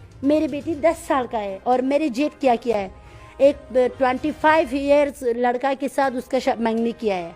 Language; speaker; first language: Hindi; non-native, fluent; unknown